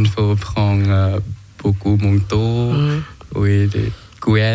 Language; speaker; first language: French; non-native, learner; Thai